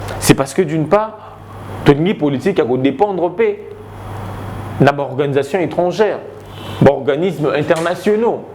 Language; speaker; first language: French; non-native, local second language; Lingala